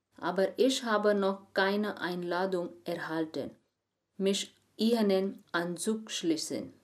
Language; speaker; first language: German; non-native, learner; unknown